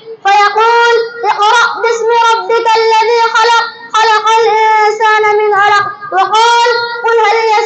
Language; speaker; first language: Arabic; non-native, learner; Urdu